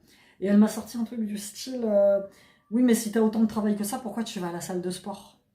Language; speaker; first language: French; native; French